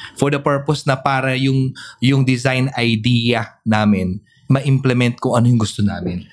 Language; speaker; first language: Filipino; native; Filipino